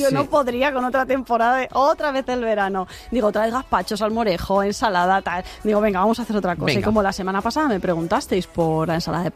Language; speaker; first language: Spanish; native; Spanish